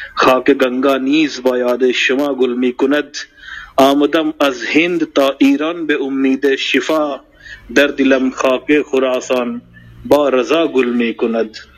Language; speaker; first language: Persian; non-native, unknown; Hindi